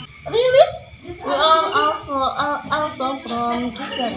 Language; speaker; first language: English; non-native, learner; Indonesian